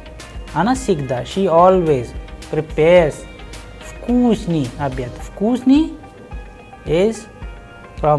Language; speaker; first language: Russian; non-native, fluent; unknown